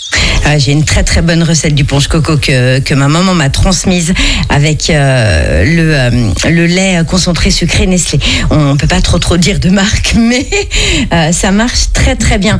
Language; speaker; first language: French; native; French